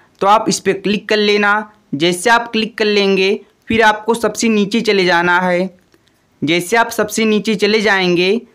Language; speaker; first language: Hindi; native; Hindi